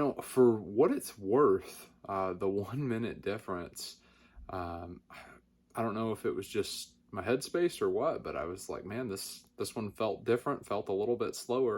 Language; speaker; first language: English; native; English